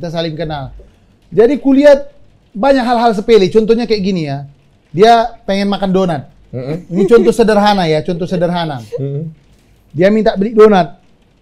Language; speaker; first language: Indonesian; native; Indonesian